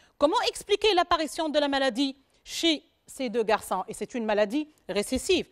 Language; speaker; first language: French; non-native, local second language; Arabic